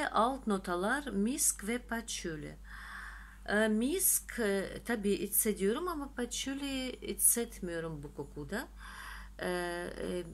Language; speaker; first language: Turkish; non-native, fluent; Russian